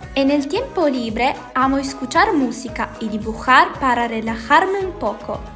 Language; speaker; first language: Spanish; non-native, learner; Italian